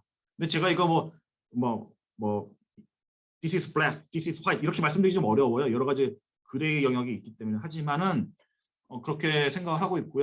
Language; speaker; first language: Korean; native; Korean